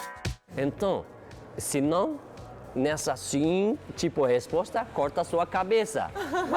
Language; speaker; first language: Portuguese; non-native, learner; Turkish